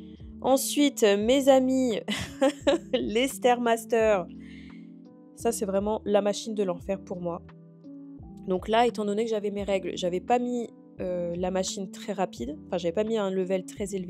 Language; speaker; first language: French; native; French